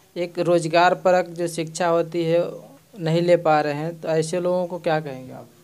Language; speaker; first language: Hindi; native; Hindi